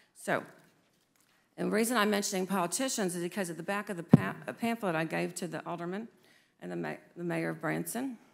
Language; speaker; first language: English; native; English